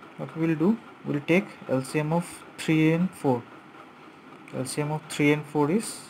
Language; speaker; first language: English; non-native, local second language; Bangla